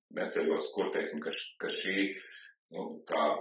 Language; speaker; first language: Latvian; early bilingual, heritage; Latvian